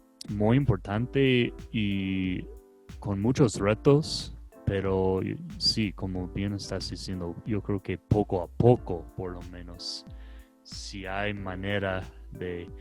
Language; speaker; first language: Spanish; non-native, fluent; English